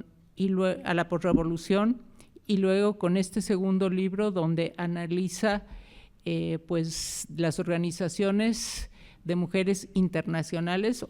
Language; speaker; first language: Spanish; native; Spanish